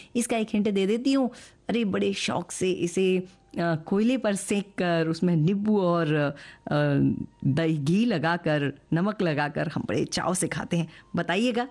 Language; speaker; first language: Hindi; native; Hindi